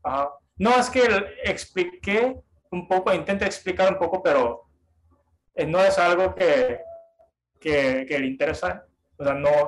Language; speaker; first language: Spanish; non-native, fluent; Japanese